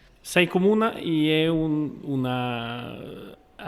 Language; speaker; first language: Spanish; non-native, fluent; Norwegian